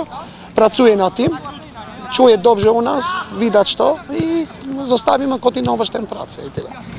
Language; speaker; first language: Polish; non-native, fluent; Albanian